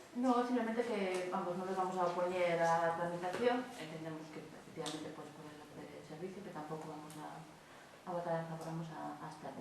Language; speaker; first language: Spanish; non-native, local second language; Galician